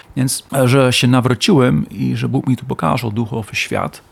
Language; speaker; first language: Polish; non-native, learner; Dutch